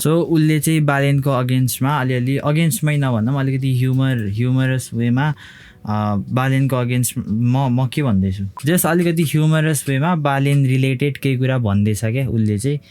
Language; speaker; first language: Nepali; native; Nepali